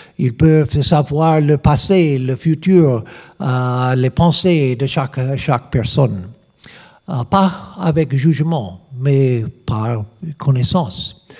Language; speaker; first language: French; non-native, learner; English